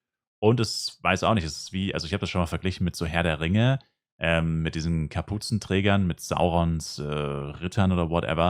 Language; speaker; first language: German; native; German